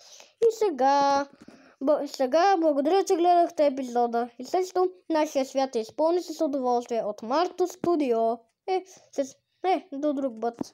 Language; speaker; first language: Bulgarian; native; Bulgarian